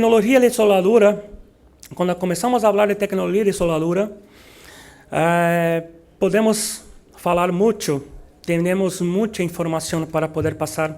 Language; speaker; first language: Spanish; non-native, learner; Portuguese